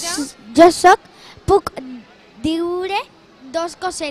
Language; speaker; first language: Catalan; non-native, local second language; Spanish